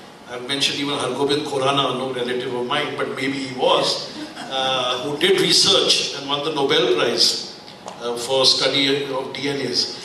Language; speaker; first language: English; non-native, local second language; Hindi